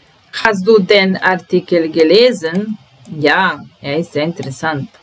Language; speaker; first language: German; non-native, fluent; Italian